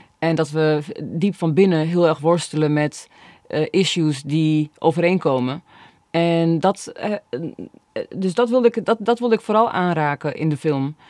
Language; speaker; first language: Dutch; early bilingual, other home language; Bosnian